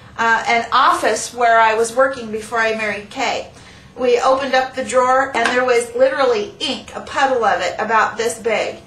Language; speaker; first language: English; native; English